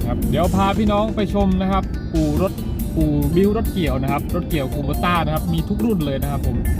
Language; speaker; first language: Thai; non-native, local second language; Northern Khmer